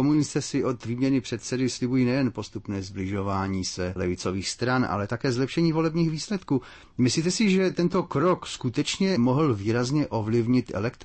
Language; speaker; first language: Czech; native; Czech